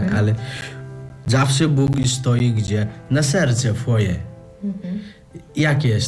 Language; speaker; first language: Polish; non-native, learner; Nepali